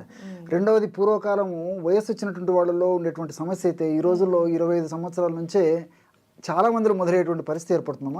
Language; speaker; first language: Telugu; native; Telugu